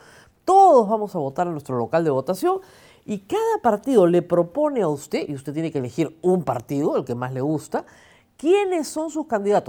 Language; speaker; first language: Spanish; native; Spanish